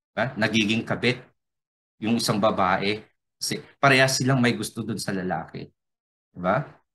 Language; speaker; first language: Filipino; non-native, local second language; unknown